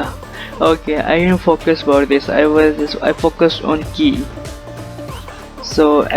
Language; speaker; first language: English; non-native, local second language; Punjabi